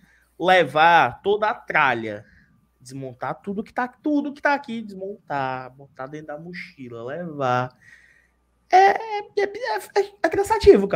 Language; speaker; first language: Portuguese; native; Portuguese